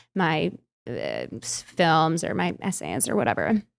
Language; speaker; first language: English; early bilingual, other home language; Filipino